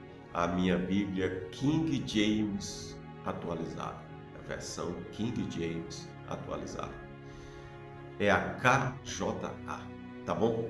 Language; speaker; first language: Portuguese; native; Portuguese